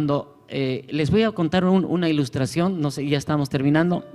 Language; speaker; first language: Spanish; native; Spanish